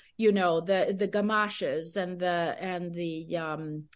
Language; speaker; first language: English; early bilingual, other home language; Spanish